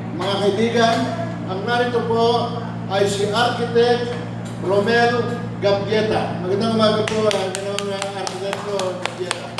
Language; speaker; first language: Filipino; native; Filipino